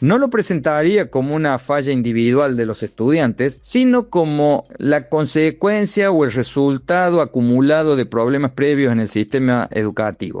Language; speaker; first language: Spanish; native; Spanish